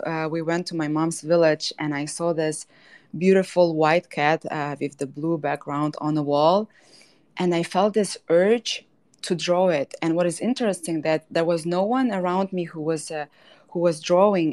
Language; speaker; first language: English; non-native, fluent; Russian